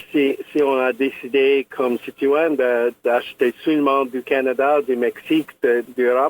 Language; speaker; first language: French; non-native, local second language; English